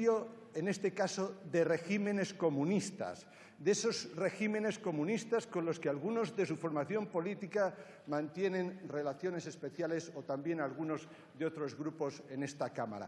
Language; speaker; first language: Spanish; native; Spanish